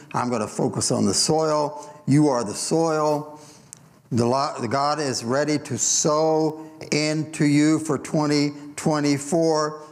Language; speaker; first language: English; native; English